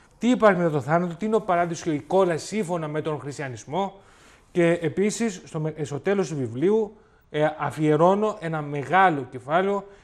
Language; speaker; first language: Greek; native; Greek